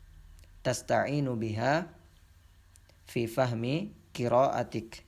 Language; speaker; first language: Arabic; non-native, fluent; Indonesian